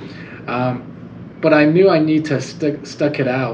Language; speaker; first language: English; non-native, fluent; Chinese